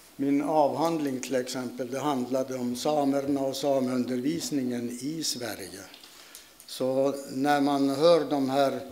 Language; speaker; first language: Swedish; non-native, local second language; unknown